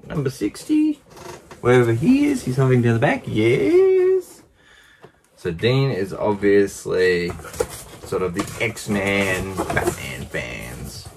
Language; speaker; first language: English; native; English